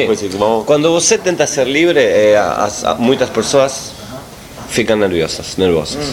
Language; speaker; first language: Portuguese; non-native, learner; Spanish